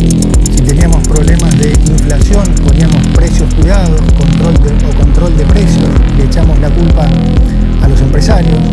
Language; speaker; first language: Spanish; native; Spanish